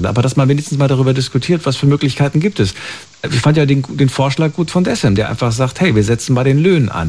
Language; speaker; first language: German; native; German